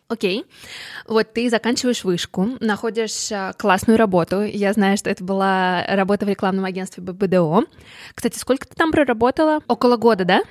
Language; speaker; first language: Russian; native; Russian